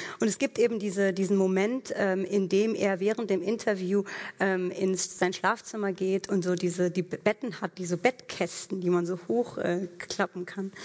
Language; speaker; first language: German; early bilingual, other home language; Persian